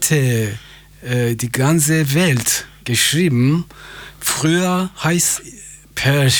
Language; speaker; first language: German; non-native, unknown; Persian